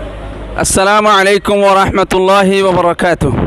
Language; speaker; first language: Arabic; non-native, learner; Rohingya